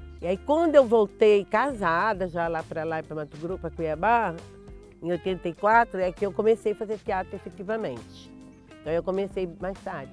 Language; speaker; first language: Portuguese; native; Portuguese